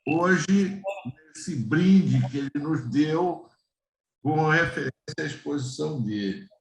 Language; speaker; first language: Portuguese; native; Portuguese